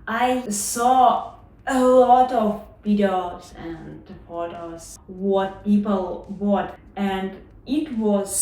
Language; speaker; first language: English; non-native, learner; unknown